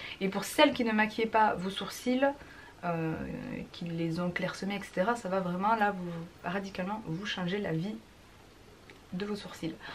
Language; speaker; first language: French; native; French